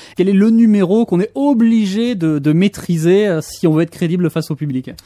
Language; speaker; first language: French; native; French